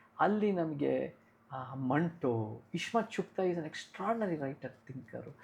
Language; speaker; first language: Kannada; early bilingual, heritage; Kannada